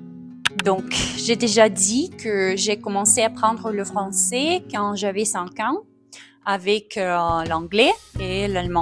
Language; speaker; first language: French; non-native, fluent; Russian